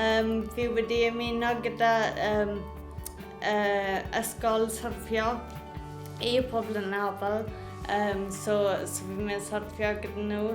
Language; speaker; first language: Welsh; native; Welsh